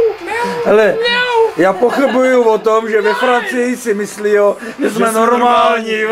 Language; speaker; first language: Czech; native; Czech